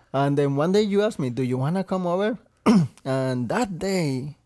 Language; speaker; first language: English; non-native, learner; Spanish